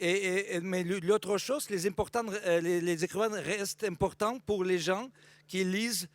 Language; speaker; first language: French; non-native, fluent; Russian